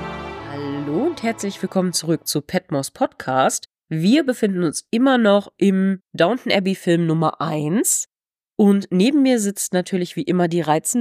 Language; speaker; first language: German; native; German